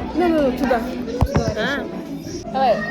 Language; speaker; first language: Russian; non-native, learner; Turkish